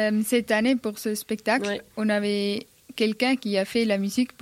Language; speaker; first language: French; non-native, fluent; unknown